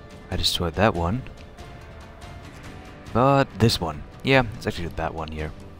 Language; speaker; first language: English; non-native, fluent; German